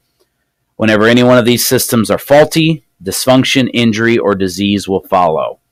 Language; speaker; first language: English; native; English